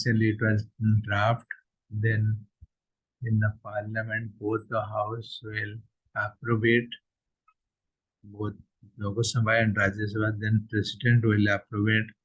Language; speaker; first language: English; non-native, local second language; Odia